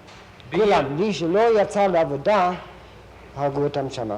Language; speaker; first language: Hebrew; non-native, fluent; German